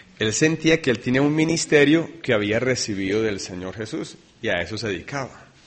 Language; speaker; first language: Spanish; early bilingual, other home language; English